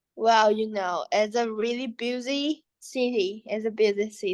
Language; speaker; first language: English; non-native, learner; Chinese